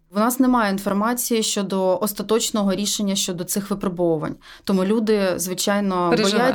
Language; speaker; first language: Ukrainian; native; Ukrainian